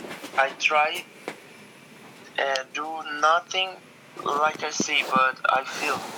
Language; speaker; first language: English; non-native, learner; Portuguese